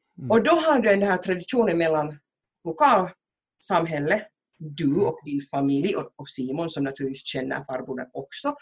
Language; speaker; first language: Swedish; native; Swedish